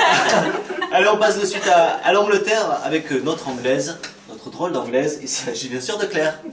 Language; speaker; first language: French; native; French